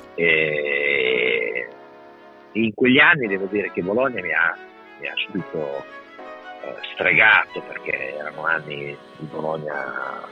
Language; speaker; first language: Italian; native; Italian